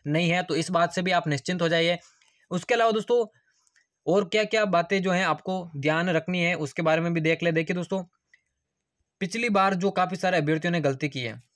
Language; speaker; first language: Hindi; native; Hindi